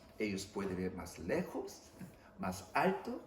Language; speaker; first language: Spanish; non-native, fluent; English